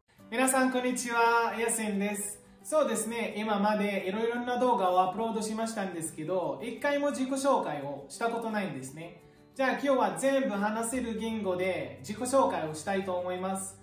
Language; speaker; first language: Japanese; non-native, fluent; Arabic